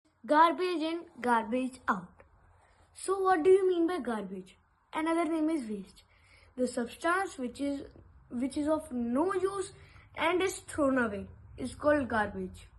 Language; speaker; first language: English; non-native, local second language; Hindi